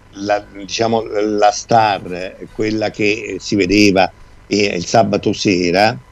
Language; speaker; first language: Italian; native; Italian